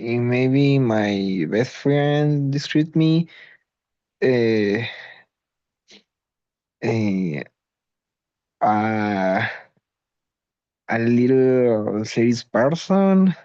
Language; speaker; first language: English; non-native, learner; Spanish